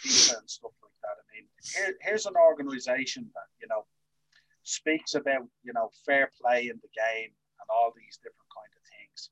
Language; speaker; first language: English; native; English